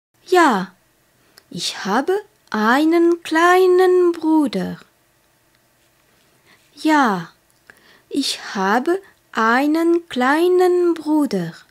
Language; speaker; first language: German; non-native, fluent; French